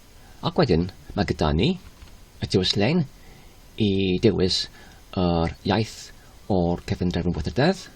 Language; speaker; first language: Welsh; non-native, learner; Polish